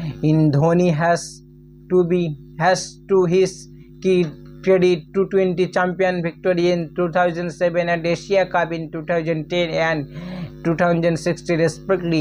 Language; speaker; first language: English; non-native, local second language; Bangla